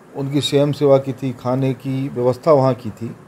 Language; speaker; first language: Hindi; native; Hindi